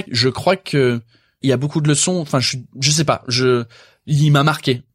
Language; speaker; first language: French; non-native, fluent; English